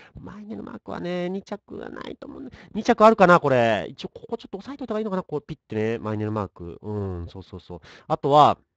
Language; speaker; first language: Japanese; native; Japanese